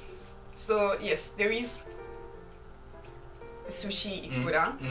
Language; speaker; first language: English; non-native, fluent; Italian